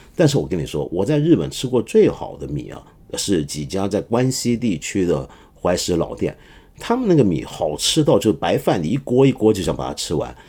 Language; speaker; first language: Chinese; non-native, local second language; Cantonese